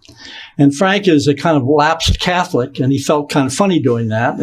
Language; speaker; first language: English; native; English